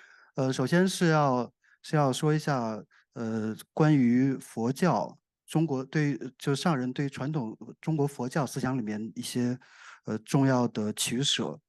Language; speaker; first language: Chinese; native; Chinese